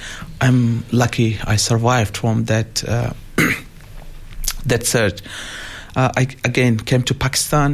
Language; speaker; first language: English; non-native, local second language; Hazaragi